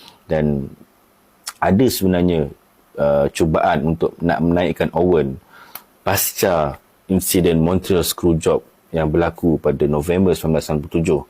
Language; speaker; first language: Malay; native; Malay